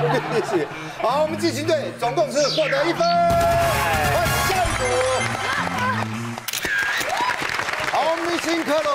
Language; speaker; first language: Chinese; native; Chinese